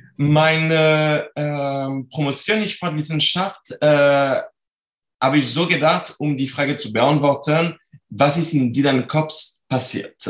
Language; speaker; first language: German; non-native, fluent; French